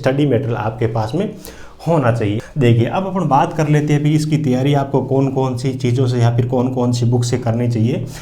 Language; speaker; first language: Hindi; native; Hindi